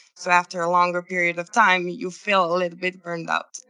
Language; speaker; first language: English; non-native, fluent; Serbian